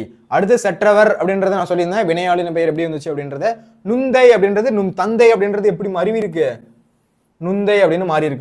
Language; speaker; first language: Tamil; native; Tamil